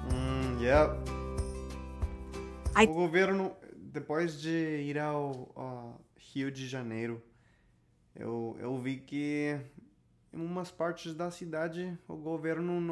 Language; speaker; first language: Portuguese; non-native, learner; Spanish